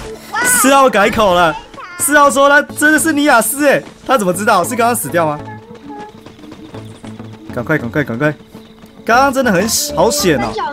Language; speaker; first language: Chinese; native; Chinese